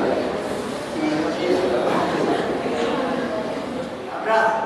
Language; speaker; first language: Spanish; non-native, learner; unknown